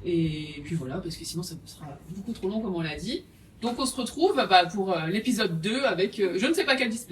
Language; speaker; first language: French; native; French